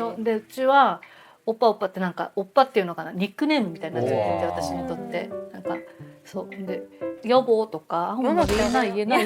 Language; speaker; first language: Japanese; native; Japanese